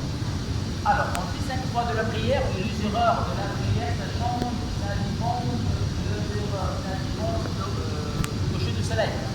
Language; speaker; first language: French; non-native, learner; Arabic